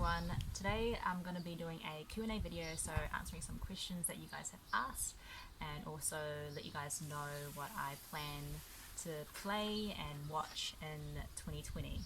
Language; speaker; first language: English; early bilingual, other home language; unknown